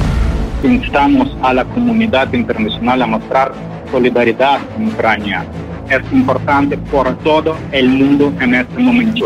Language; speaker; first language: Spanish; non-native, fluent; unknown